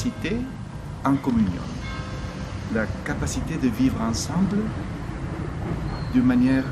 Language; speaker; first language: French; non-native, fluent; Spanish